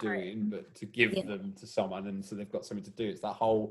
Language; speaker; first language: English; native; English